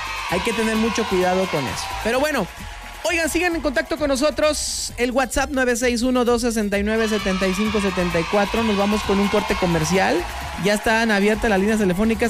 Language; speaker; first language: Spanish; native; Spanish